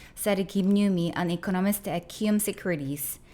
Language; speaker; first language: English; non-native, fluent; Korean